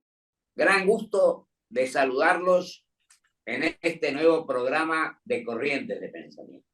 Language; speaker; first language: Spanish; native; Spanish